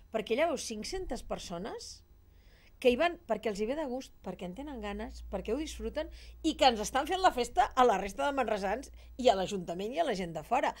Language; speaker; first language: Catalan; native; Catalan